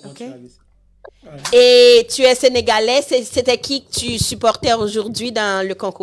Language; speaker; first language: French; non-native, local second language; Haitian Creole